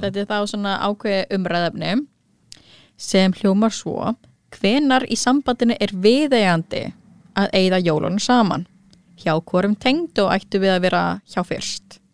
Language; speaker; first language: Icelandic; non-native, fluent; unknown